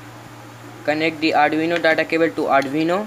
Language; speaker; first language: English; non-native, learner; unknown